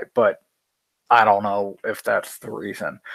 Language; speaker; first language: English; native; English